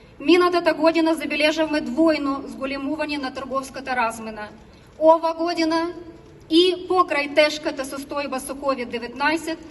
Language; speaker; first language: Macedonian; non-native, learner; Ukrainian